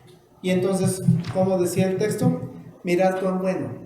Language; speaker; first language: Spanish; native; Spanish